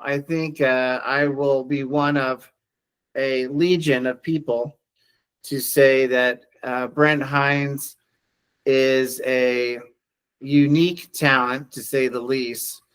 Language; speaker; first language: English; native; English